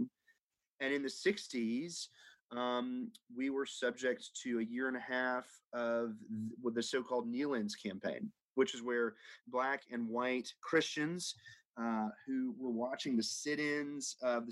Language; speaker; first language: English; native; English